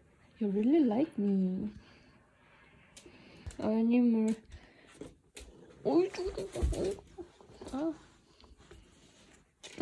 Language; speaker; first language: English; non-native, learner; Korean